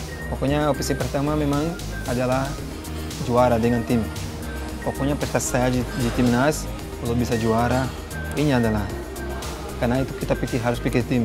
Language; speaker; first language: Indonesian; non-native, fluent; Portuguese